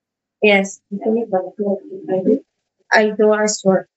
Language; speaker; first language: English; non-native, learner; Hiligaynon